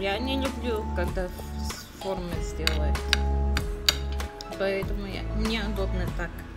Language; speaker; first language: Russian; non-native, learner; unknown